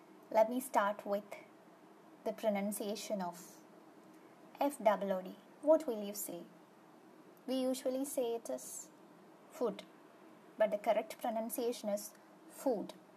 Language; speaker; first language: English; non-native, local second language; Malayalam